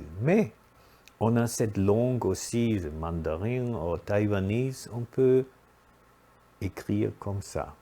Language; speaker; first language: French; non-native, fluent; German